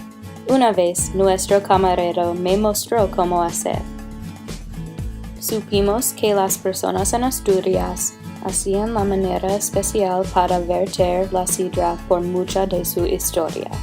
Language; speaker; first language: Spanish; non-native, learner; English